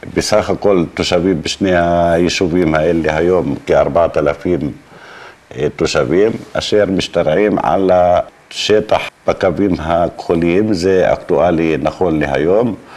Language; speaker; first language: Hebrew; non-native, local second language; Arabic